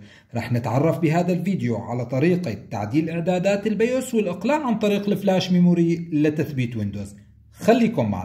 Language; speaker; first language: Arabic; native; Arabic